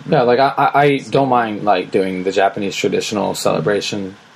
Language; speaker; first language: English; early bilingual, other home language; Japanese